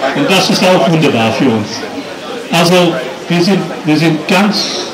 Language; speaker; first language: German; non-native, fluent; English